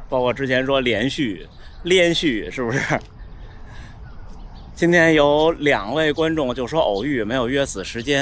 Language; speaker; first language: Chinese; native; Chinese